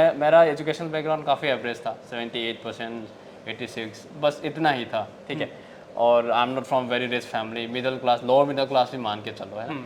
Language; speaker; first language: Hindi; non-native, local second language; Manipuri